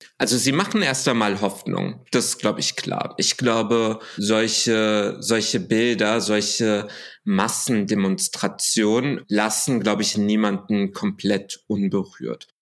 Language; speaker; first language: German; early bilingual, other home language; Arabic